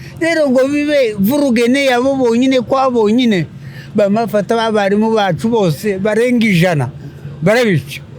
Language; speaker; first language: Kinyarwanda; native; Kinyarwanda